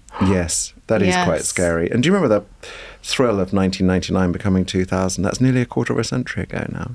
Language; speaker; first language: English; native; English